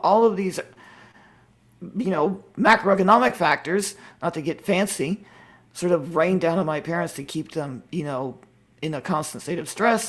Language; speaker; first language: English; native; English